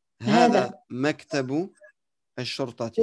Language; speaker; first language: Arabic; non-native, fluent; French